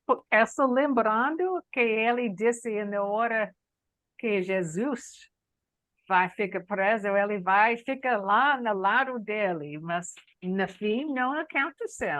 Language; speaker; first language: Portuguese; non-native, learner; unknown